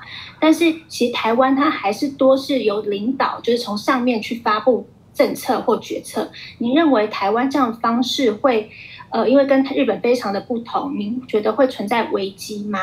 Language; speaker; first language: Chinese; native; Chinese